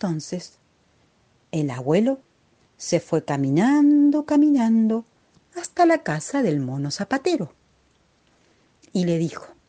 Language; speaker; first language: Spanish; native; Spanish